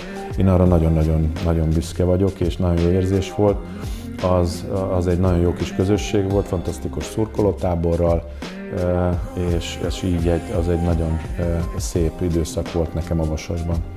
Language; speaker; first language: Hungarian; native; Hungarian